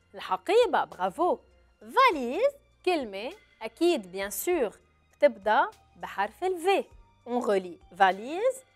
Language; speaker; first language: Arabic; native; Arabic